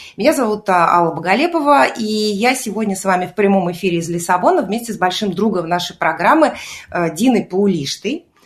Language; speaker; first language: Russian; native; Russian